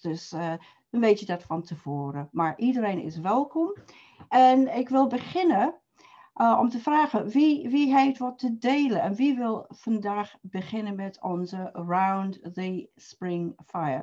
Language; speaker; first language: Dutch; non-native, fluent; English